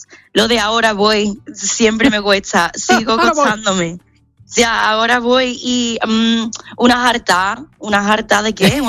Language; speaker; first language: Spanish; non-native, fluent; English